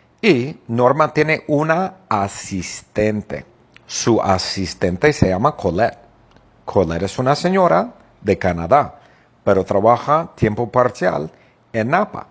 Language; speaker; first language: Spanish; non-native, fluent; English